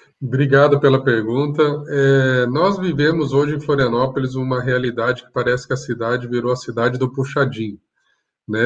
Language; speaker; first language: Portuguese; native; Portuguese